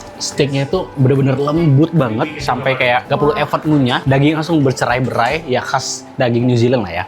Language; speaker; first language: Indonesian; native; Indonesian